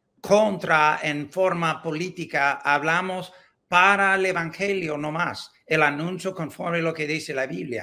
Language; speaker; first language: Spanish; non-native, learner; English